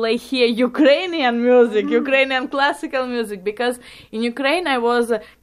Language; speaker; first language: English; non-native, learner; Ukrainian